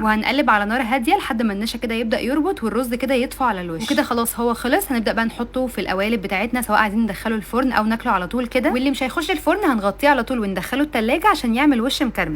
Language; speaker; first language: Arabic; native; Arabic